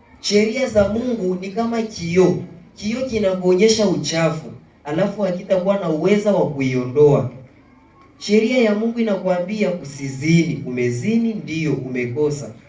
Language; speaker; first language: Swahili; native; Swahili